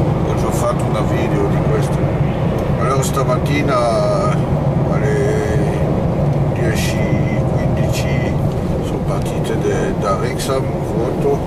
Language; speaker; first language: Italian; non-native, fluent; French